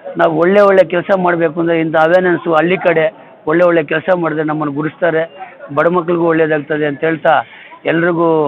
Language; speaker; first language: Kannada; native; Kannada